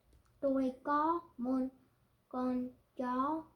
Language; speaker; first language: Vietnamese; non-native, learner; English